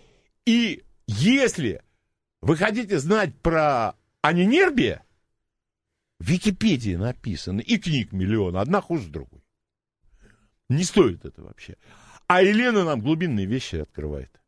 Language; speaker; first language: Russian; native; Russian